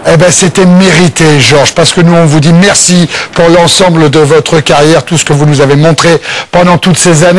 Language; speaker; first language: French; native; French